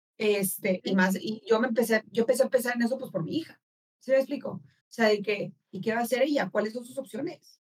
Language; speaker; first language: Spanish; native; Spanish